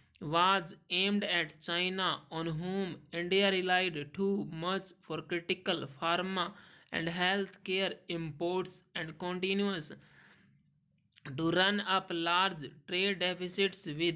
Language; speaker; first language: English; non-native, local second language; Hindi